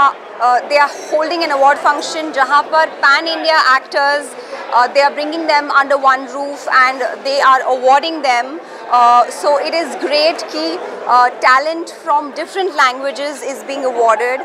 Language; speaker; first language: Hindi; native; Hindi